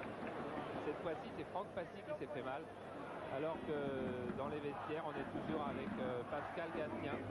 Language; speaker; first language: French; native; French